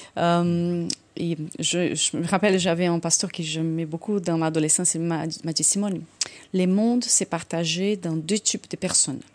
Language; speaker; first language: French; non-native, fluent; Portuguese